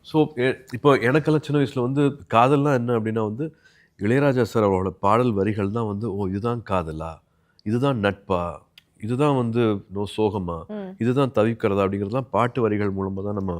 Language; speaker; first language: Tamil; native; Tamil